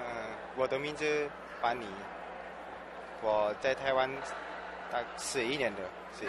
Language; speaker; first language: Chinese; non-native, learner; Indonesian